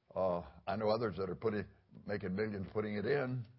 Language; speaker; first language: English; native; English